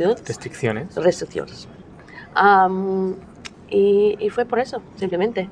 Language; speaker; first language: Spanish; non-native, learner; English